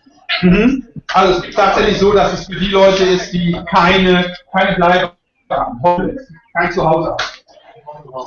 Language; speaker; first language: German; native; German